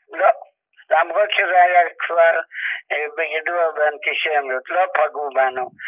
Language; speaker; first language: Hebrew; non-native, fluent; Yiddish